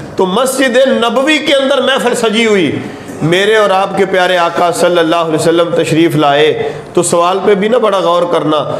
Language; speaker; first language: Urdu; non-native, local second language; Punjabi